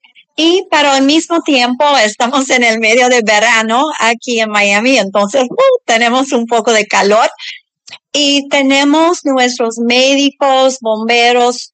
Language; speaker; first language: Spanish; early bilingual, other home language; English